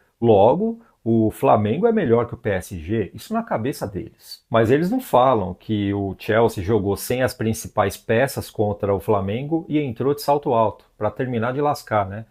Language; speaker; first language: Portuguese; native; Portuguese